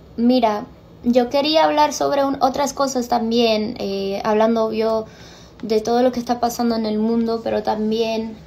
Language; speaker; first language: Spanish; early bilingual, heritage; Spanish